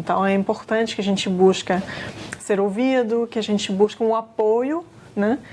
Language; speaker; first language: Portuguese; non-native, fluent; French